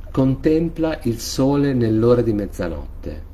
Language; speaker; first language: Italian; native; Italian